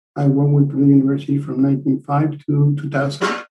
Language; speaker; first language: English; non-native, fluent; Spanish